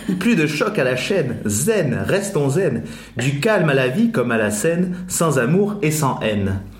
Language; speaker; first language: French; native; French